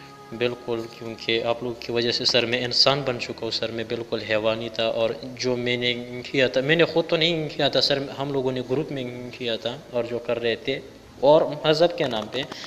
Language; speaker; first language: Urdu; non-native, local second language; Pashto